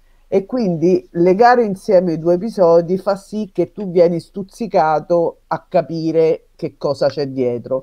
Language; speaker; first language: Italian; native; Italian